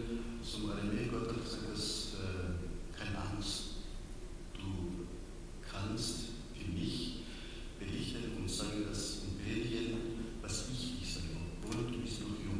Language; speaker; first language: German; non-native, learner; Persian